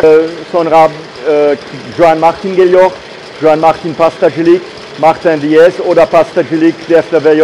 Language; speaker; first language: Turkish; non-native, learner; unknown